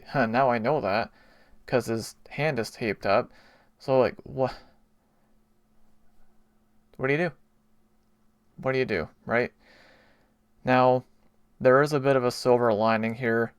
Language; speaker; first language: English; native; English